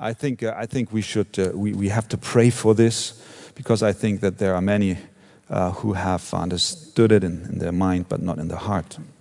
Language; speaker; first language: English; non-native, fluent; German